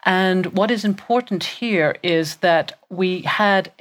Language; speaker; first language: English; native; English